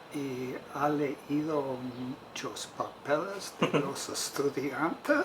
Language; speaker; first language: Spanish; non-native, fluent; English